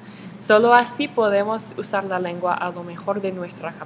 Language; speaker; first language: Spanish; non-native, learner; English